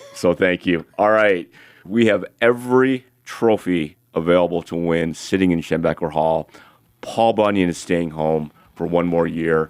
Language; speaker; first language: English; native; English